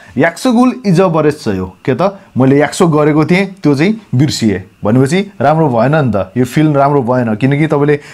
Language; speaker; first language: Nepali; non-native, local second language; Gurung